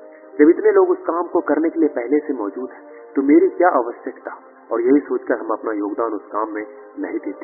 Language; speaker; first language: Hindi; native; Hindi